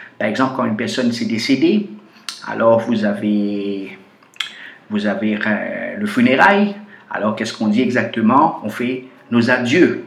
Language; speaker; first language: French; non-native, fluent; Portuguese